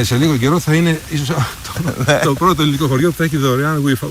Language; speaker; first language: Greek; native; Greek